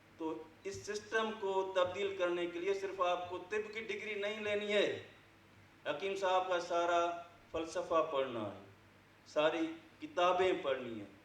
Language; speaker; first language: Urdu; non-native, local second language; Sindhi